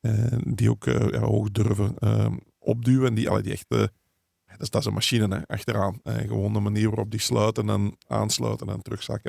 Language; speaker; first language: Dutch; native; Dutch